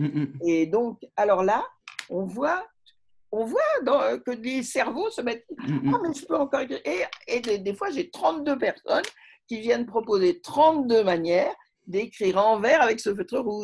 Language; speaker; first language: French; native; French